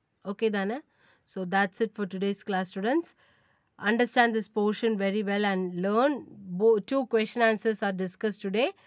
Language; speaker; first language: English; non-native, local second language; Tamil